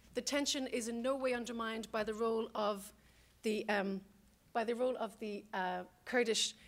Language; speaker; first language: English; native; English